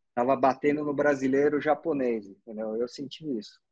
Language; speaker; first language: Portuguese; native; Portuguese